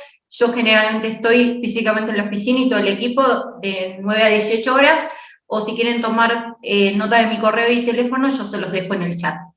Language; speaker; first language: Spanish; native; Spanish